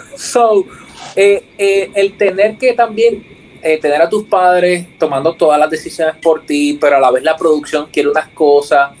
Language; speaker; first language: Spanish; native; Spanish